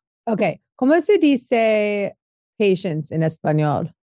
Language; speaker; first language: Spanish; non-native, learner; English